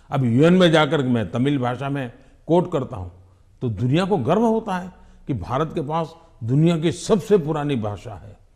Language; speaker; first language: Hindi; non-native, local second language; Gujarati